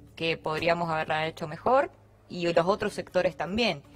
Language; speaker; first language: Spanish; native; Spanish